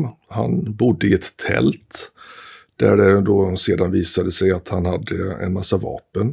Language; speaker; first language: Swedish; native; Swedish